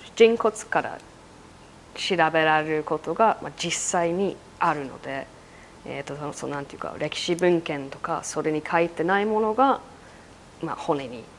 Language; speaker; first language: Japanese; non-native, fluent; English